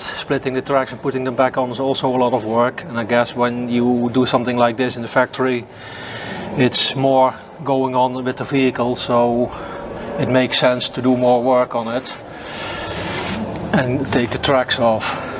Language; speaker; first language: English; non-native, fluent; Dutch